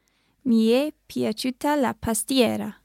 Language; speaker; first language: Italian; non-native, learner; English